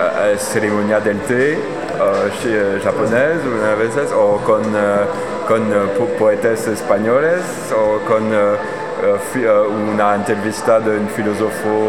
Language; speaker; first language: Spanish; non-native, learner; French